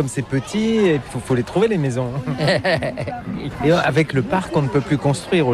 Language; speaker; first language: French; native; French